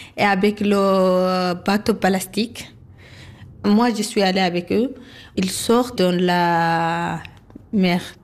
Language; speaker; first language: French; non-native, learner; Arabic